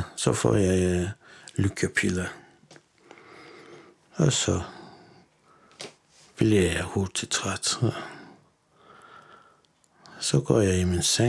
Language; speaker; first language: Danish; non-native, fluent; Turkish